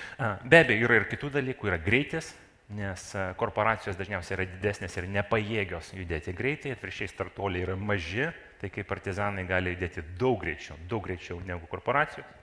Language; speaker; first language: Lithuanian; non-native, local second language; Russian